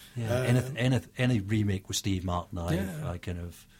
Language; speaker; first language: English; native; English